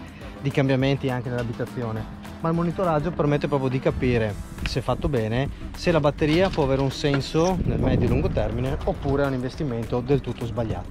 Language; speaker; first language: Italian; native; Italian